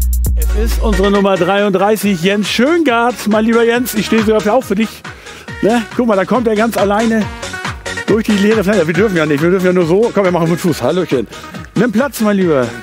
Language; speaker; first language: German; native; German